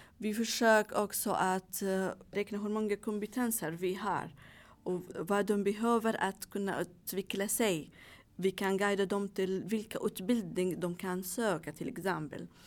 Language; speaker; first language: Swedish; non-native, fluent; Arabic